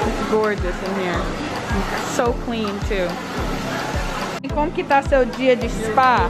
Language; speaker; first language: Portuguese; early bilingual, other home language; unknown